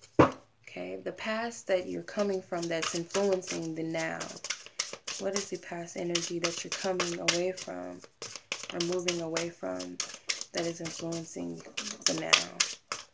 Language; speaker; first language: English; native; English